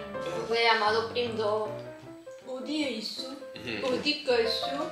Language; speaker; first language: Spanish; native; Spanish